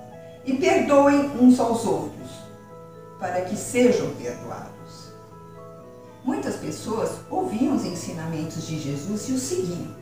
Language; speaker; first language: Portuguese; native; Portuguese